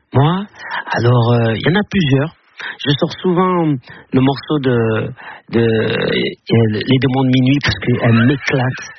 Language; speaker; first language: French; native; French